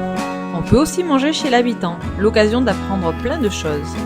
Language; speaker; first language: French; native; French